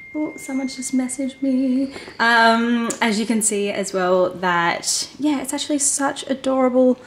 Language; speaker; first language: English; native; English